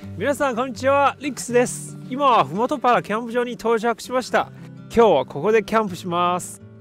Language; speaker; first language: Japanese; non-native, fluent; Chinese